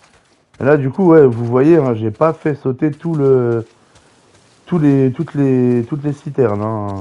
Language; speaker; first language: French; native; French